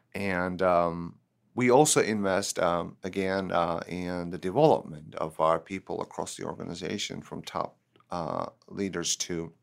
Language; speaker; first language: English; non-native, fluent; Turkish